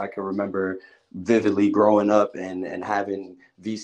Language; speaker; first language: English; native; English